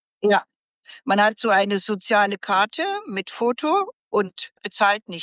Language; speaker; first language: German; native; German